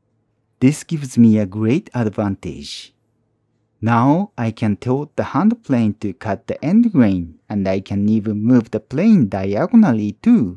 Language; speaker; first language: English; non-native, fluent; Japanese